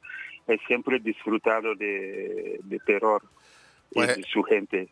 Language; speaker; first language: Spanish; non-native, fluent; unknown